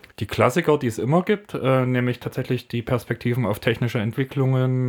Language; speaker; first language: German; native; German